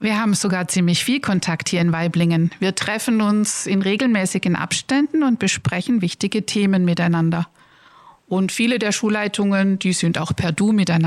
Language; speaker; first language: German; native; German